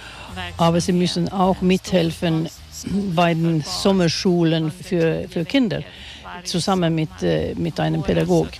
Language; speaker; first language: German; non-native, fluent; Swedish